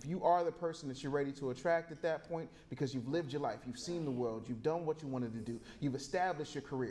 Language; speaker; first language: English; native; English